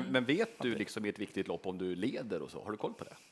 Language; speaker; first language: Swedish; native; Swedish